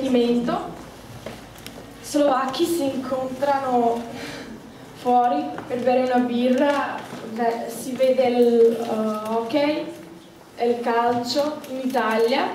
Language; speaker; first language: Italian; early bilingual, heritage; Slovak